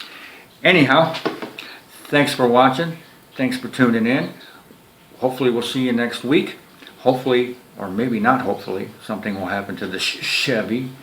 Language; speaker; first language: English; native; English